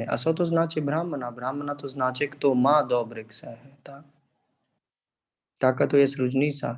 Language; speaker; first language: Polish; non-native, learner; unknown